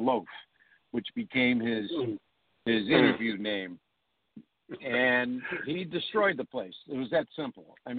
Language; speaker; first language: English; native; English